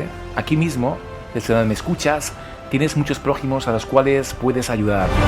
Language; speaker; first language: Spanish; native; Spanish